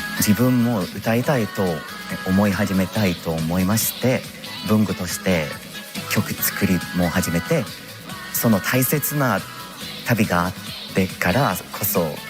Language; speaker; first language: Japanese; non-native, fluent; English